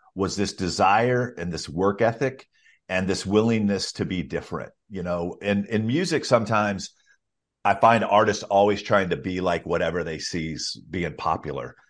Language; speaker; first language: English; native; English